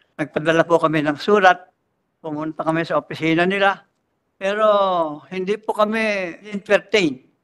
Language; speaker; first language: Filipino; native; Filipino